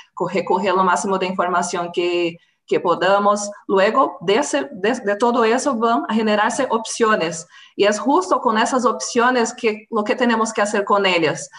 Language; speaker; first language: Spanish; non-native, fluent; Portuguese